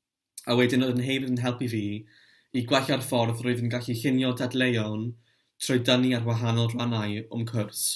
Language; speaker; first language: Welsh; non-native, local second language; English